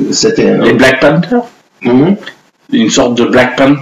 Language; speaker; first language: French; native; French